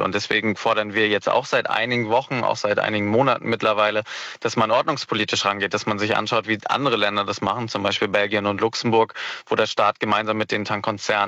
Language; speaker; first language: German; native; German